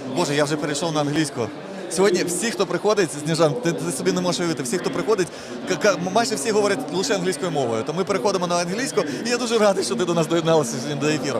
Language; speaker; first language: Ukrainian; native; Ukrainian